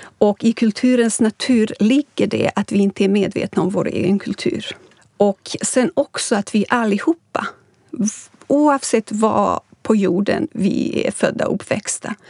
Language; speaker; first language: Swedish; non-native, fluent; Bosnian